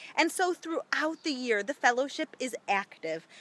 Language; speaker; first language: English; native; English